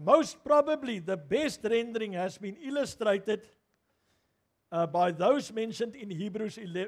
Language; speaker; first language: English; non-native, local second language; Afrikaans